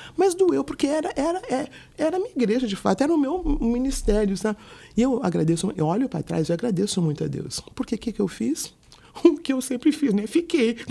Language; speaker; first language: Portuguese; native; Portuguese